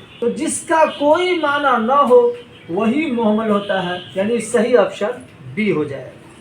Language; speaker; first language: Urdu; native; Urdu